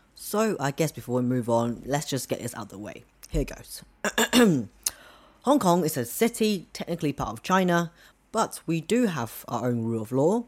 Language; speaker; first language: English; non-native, local second language; Cantonese